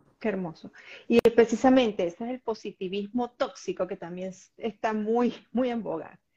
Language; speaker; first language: Spanish; native; Spanish